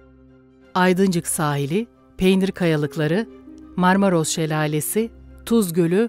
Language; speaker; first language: Turkish; native; Turkish